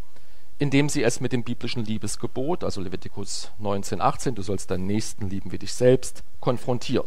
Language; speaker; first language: German; native; German